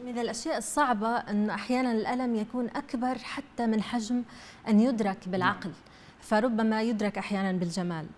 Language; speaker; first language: Arabic; native; Arabic